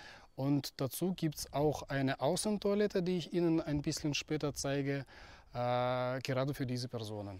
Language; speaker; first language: German; non-native, fluent; Russian